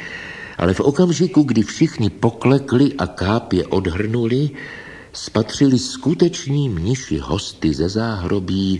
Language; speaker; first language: Czech; native; Czech